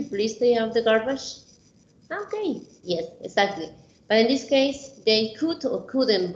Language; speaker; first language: English; non-native, fluent; Spanish